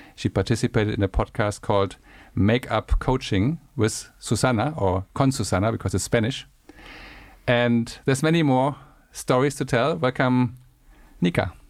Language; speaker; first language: English; non-native, fluent; German